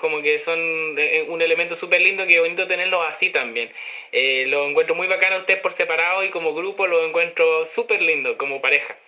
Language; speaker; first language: Spanish; native; Spanish